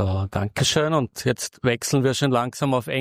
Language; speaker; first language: German; native; German